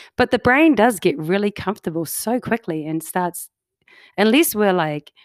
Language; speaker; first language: English; native; English